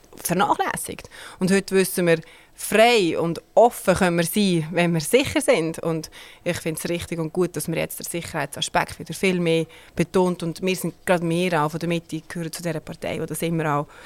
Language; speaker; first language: German; native; German